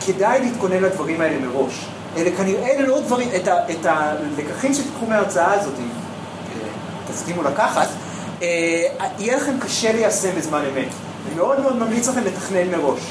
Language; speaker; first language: Hebrew; native; Hebrew